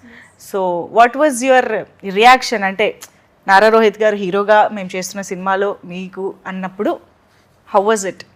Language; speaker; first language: Telugu; native; Telugu